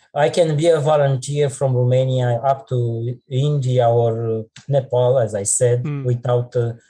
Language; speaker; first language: English; non-native, fluent; Romanian